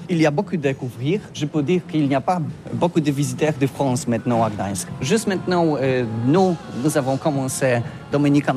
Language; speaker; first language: French; non-native, learner; Polish